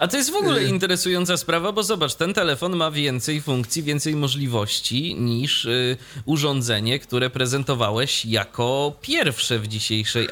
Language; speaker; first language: Polish; native; Polish